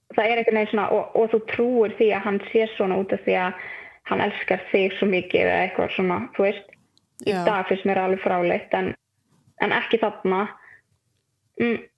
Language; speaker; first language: Icelandic; native; Icelandic